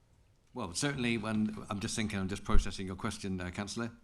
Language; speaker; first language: English; native; English